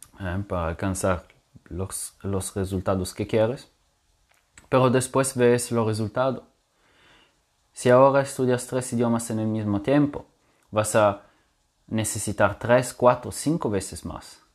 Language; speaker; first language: Spanish; non-native, fluent; French